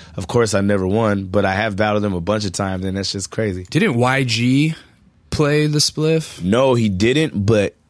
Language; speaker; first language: English; native; English